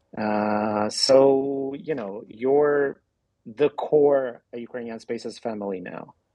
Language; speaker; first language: English; non-native, fluent; Ukrainian